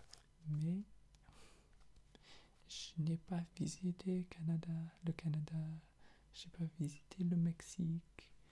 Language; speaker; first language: French; non-native, fluent; English